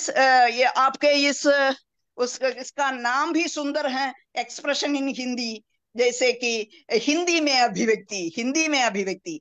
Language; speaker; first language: Hindi; non-native, fluent; Russian